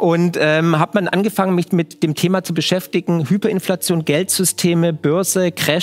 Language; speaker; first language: German; native; German